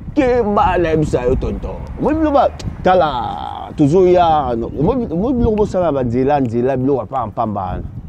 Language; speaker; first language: Lingala; native; Lingala